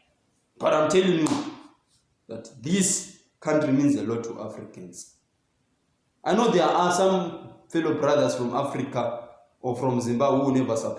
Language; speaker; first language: English; non-native, local second language; Zulu